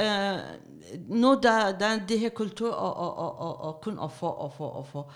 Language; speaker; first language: Danish; non-native, fluent; Arabic